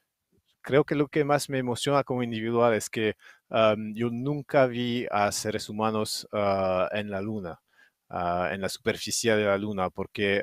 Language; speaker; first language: Spanish; non-native, fluent; French